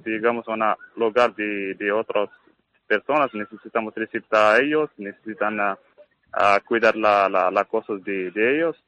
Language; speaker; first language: Spanish; non-native, learner; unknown